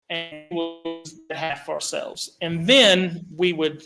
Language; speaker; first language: English; native; English